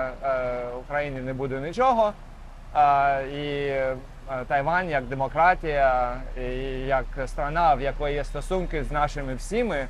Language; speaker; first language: Ukrainian; non-native, local second language; Russian